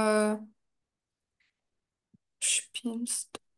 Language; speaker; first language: German; non-native, learner; French